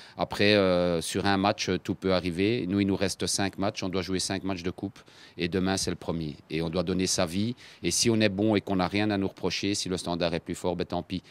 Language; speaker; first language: French; native; French